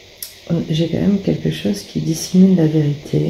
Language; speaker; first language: French; native; French